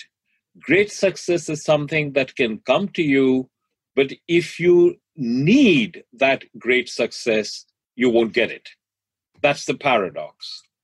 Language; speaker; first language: English; non-native, local second language; Hindi